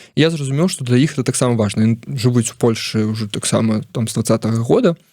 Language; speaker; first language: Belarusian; non-native, local second language; Russian